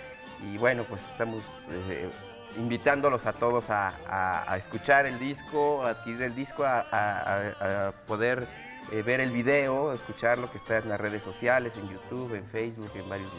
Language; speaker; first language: Spanish; native; Spanish